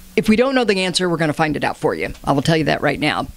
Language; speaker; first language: English; native; English